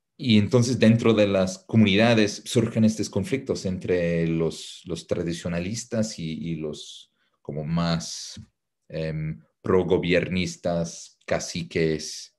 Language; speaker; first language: Spanish; non-native, fluent; English